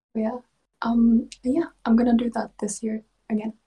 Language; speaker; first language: English; non-native, fluent; Swedish